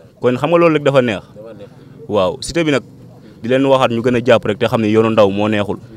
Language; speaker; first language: Wolof; native; Wolof